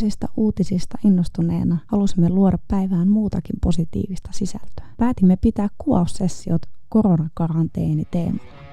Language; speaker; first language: Finnish; native; Finnish